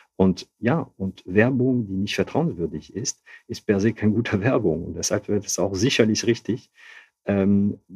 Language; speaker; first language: German; non-native, fluent; French